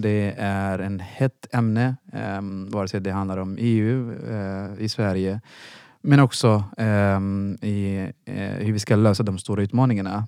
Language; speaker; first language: Swedish; non-native, fluent; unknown